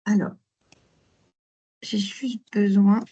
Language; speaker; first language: French; native; French